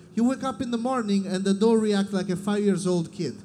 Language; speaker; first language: English; non-native, fluent; Italian